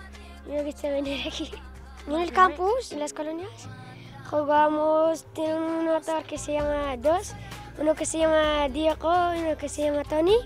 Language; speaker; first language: Spanish; non-native, learner; Arabic